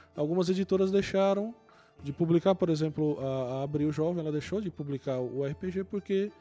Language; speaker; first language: Portuguese; native; Portuguese